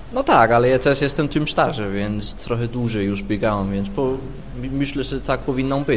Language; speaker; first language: Polish; non-native, fluent; Danish